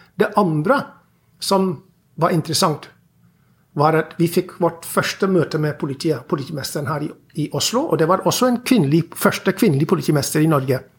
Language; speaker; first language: Norwegian; non-native, fluent; English